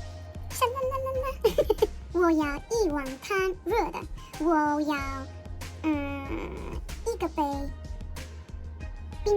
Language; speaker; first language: Chinese; non-native, learner; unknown